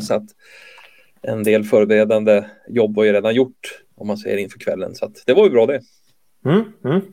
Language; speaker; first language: Swedish; native; Swedish